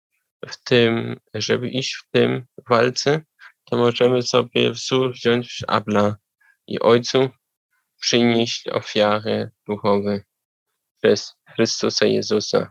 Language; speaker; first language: Polish; non-native, learner; German